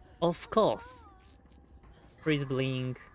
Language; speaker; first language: English; non-native, learner; Japanese